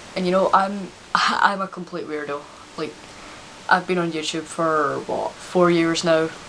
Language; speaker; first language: English; native; English